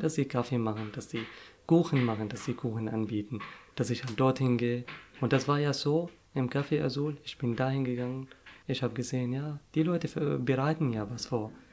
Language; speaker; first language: German; non-native, fluent; Arabic